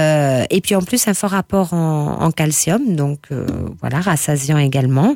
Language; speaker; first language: French; native; French